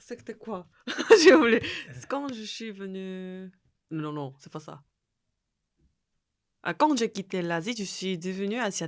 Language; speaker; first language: French; non-native, fluent; Korean